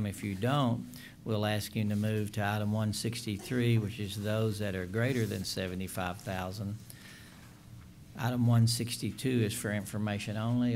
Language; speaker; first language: English; native; English